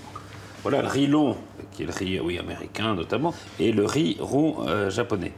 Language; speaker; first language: French; native; French